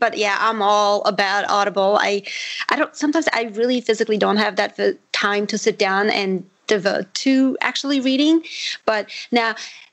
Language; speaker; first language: English; non-native, fluent; Armenian